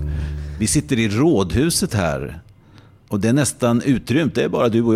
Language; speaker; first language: Swedish; native; Swedish